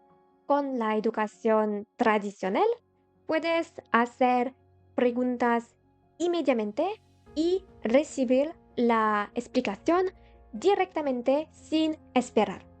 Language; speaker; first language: Spanish; non-native, learner; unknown